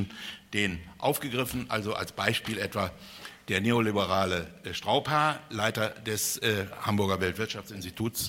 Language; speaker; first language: German; native; German